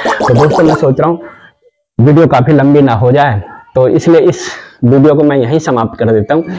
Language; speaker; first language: Hindi; native; Hindi